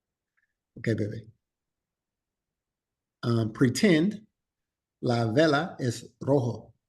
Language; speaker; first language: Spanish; non-native, learner; English